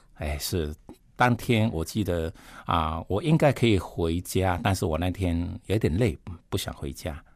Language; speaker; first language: Chinese; non-native, fluent; Cantonese